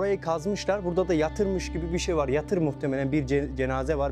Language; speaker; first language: Turkish; native; Turkish